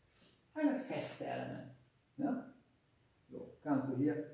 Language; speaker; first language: German; non-native, fluent; Hungarian